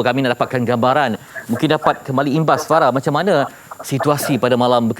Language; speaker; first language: Malay; native; Malay